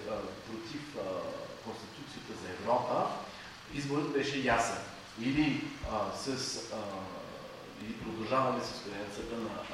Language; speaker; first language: Bulgarian; non-native, fluent; French